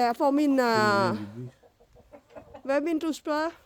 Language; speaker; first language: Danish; non-native, learner; Thai